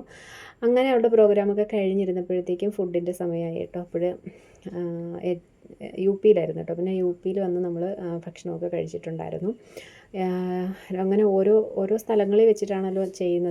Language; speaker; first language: Malayalam; native; Malayalam